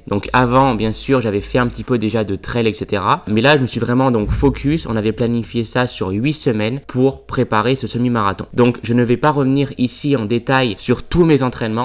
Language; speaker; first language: French; native; French